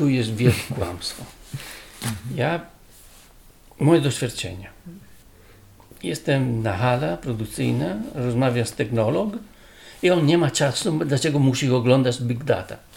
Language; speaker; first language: Polish; non-native, learner; Italian